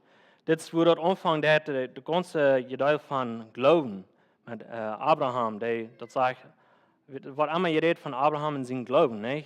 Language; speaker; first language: German; non-native, learner; Plautdietsch